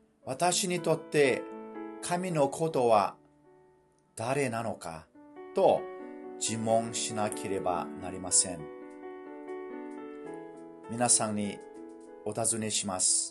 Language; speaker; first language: Japanese; non-native, fluent; Burmese